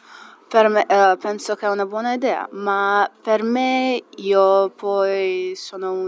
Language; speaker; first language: Italian; non-native, learner; English